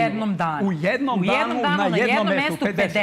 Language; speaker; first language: Serbian; native; Serbian